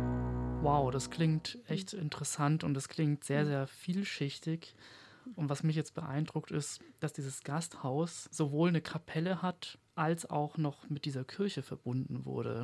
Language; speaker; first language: German; native; German